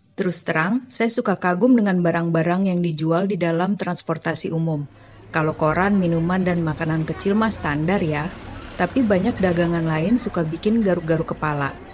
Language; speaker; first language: Indonesian; native; Indonesian